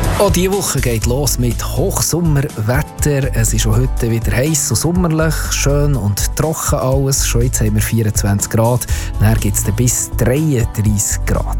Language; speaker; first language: German; native; German